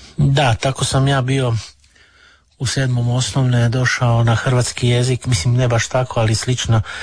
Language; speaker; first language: Serbian; native; Serbian